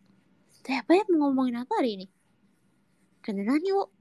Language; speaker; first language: Japanese; non-native, learner; Indonesian